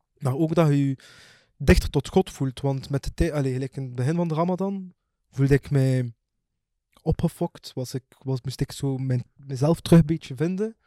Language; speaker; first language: Dutch; early bilingual, other home language; Arabic